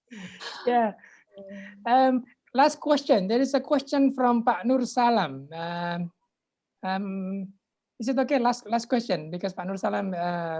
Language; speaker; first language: English; non-native, fluent; Indonesian